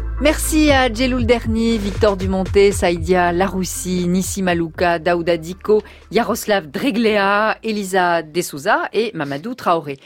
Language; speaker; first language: French; native; French